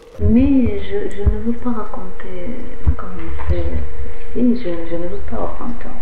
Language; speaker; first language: French; non-native, learner; Russian